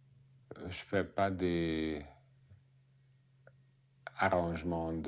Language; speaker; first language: French; non-native, fluent; Hungarian